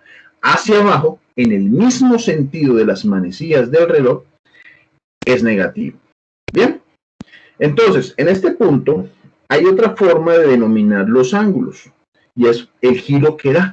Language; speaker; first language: Spanish; native; Spanish